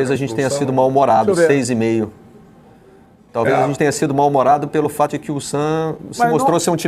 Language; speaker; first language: Portuguese; native; Portuguese